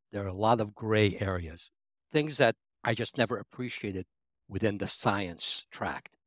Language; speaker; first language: English; early bilingual, other home language; Arabic